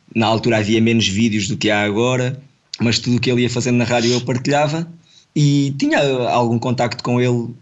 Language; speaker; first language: Portuguese; native; Portuguese